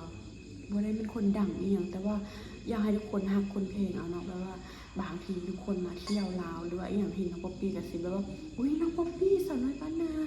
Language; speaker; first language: Thai; non-native, local second language; Lao